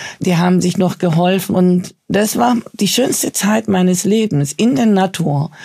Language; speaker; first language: German; early bilingual, other home language; Turkish